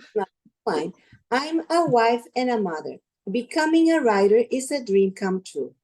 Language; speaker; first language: English; non-native, learner; Spanish